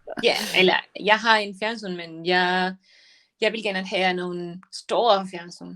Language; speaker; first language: Danish; non-native, learner; Spanish